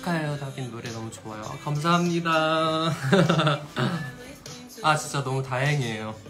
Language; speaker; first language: Korean; non-native, fluent; English